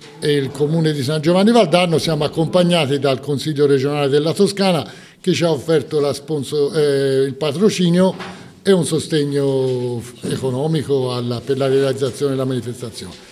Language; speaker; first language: Italian; native; Italian